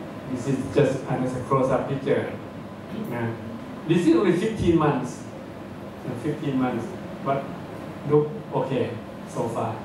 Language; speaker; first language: English; non-native, fluent; Thai